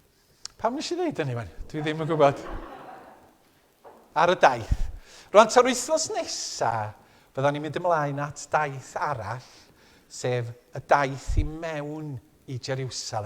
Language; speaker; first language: Welsh; native; Welsh